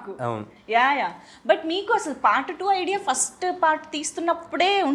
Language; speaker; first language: Telugu; native; Telugu